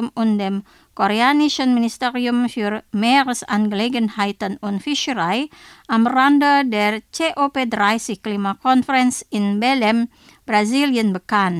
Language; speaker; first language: German; non-native, fluent; Indonesian